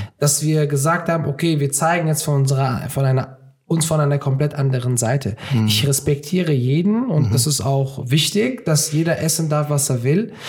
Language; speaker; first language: German; early bilingual, other home language; Turkish